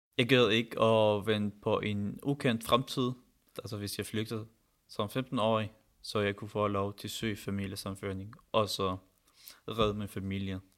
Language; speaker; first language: Danish; non-native, fluent; Arabic